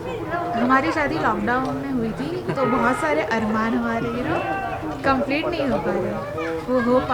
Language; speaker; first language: Hindi; non-native, local second language; Marathi